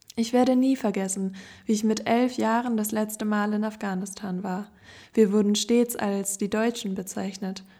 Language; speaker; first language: German; native; German